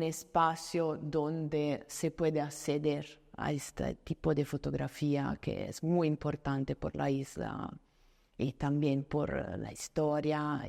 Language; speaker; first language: Spanish; non-native, fluent; Italian